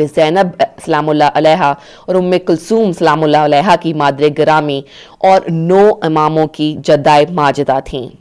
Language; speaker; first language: Urdu; native; Urdu